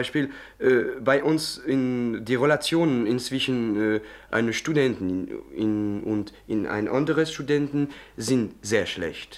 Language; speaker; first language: German; non-native, learner; French